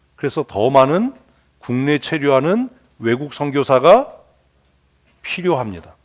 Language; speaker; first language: Korean; native; Korean